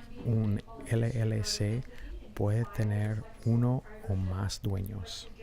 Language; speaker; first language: Spanish; non-native, fluent; English